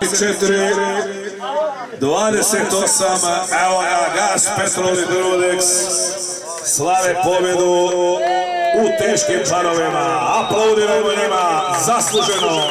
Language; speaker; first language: Serbian; native; Serbian